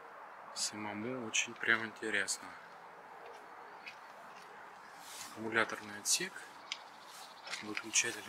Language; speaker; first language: Russian; native; Russian